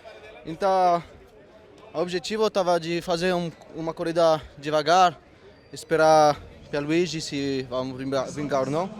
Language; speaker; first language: Portuguese; non-native, fluent; French